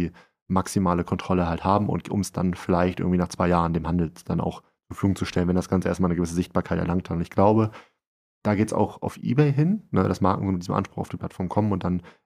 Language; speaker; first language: German; native; German